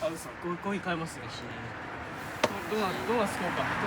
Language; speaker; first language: Japanese; native; Japanese